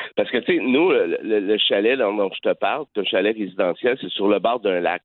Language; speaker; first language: French; native; French